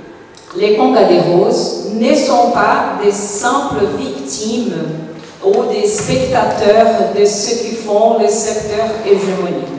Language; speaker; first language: French; non-native, fluent; Portuguese